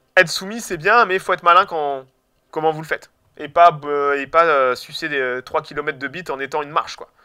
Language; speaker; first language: French; native; French